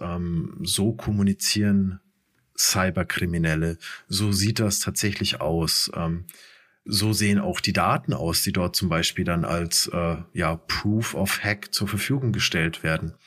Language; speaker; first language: German; native; German